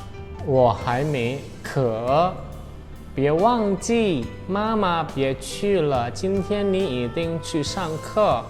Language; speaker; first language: Chinese; non-native, fluent; Indonesian